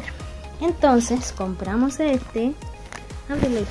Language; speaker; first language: Spanish; native; Spanish